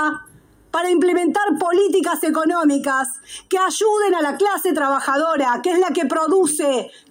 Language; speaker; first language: Spanish; native; Spanish